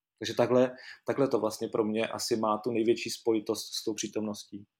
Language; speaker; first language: Czech; native; Czech